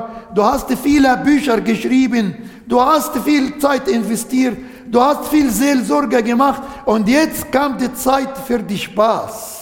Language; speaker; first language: German; non-native, fluent; Arabic